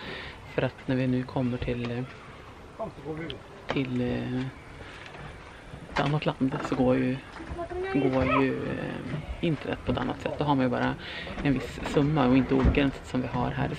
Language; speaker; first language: Swedish; native; Swedish